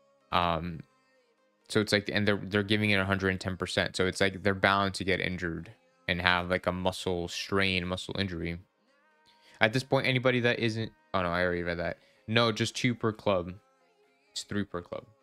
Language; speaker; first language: English; native; English